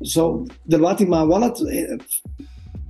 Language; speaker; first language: Arabic; non-native, learner; Dutch